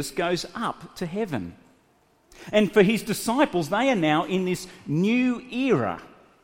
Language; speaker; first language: English; native; English